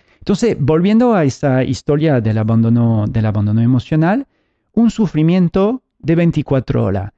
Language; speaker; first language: Spanish; early bilingual, heritage; Spanish